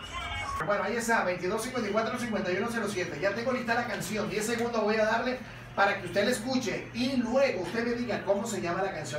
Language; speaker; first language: Spanish; native; Spanish